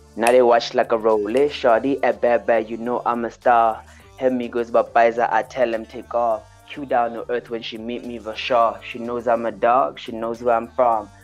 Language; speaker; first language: English; early bilingual, other home language; Xhosa